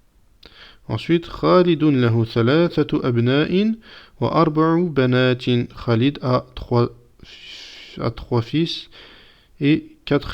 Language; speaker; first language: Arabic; non-native, fluent; French